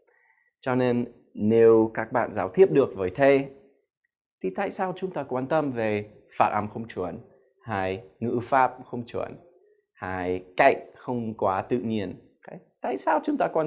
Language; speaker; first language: Vietnamese; non-native, fluent; English